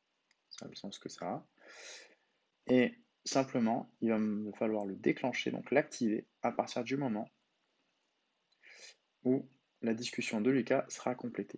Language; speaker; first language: French; native; French